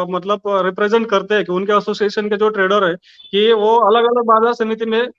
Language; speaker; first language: Hindi; non-native, local second language; Marathi